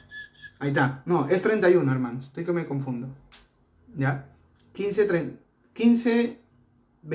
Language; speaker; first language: Spanish; native; Spanish